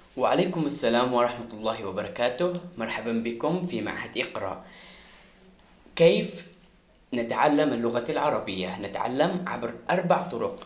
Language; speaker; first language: Arabic; non-native, fluent; Somali